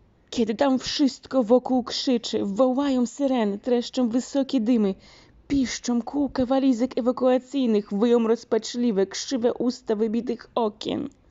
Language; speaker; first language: Polish; native; Polish